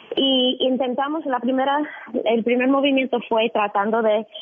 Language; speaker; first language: Spanish; non-native, fluent; English